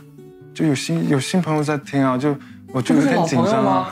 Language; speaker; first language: Chinese; native; Chinese